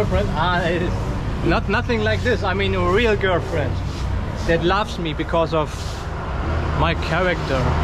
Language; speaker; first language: English; non-native, fluent; German